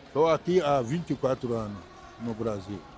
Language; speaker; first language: Portuguese; non-native, fluent; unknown